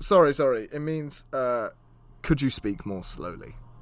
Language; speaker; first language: English; native; English